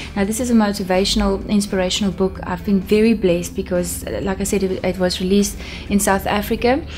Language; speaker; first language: English; non-native, local second language; Afrikaans